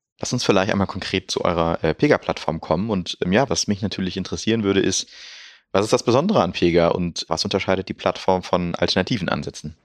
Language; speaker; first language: German; native; German